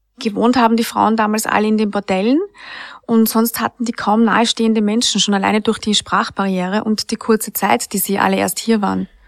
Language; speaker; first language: German; native; German